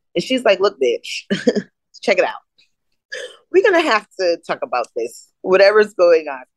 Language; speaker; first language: English; native; English